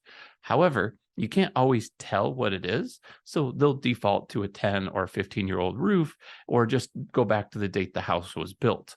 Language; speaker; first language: English; native; English